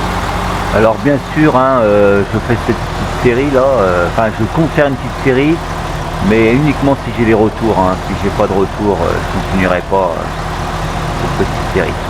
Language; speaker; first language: French; native; French